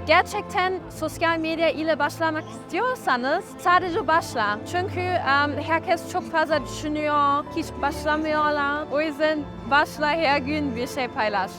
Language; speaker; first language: Turkish; non-native, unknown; German